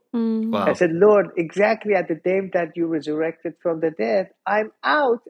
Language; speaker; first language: English; non-native, fluent; Persian